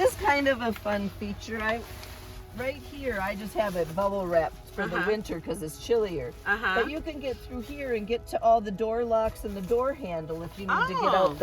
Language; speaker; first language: English; native; English